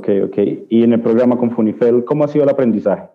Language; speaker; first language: Spanish; native; Spanish